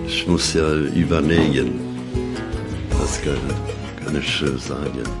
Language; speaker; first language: German; non-native, learner; French